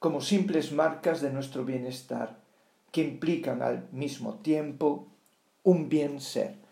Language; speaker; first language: Spanish; non-native, local second language; Galician